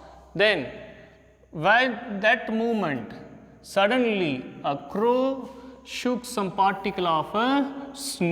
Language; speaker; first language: English; non-native, local second language; Hindi